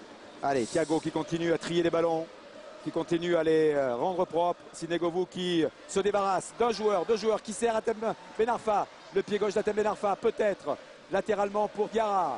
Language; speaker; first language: French; native; French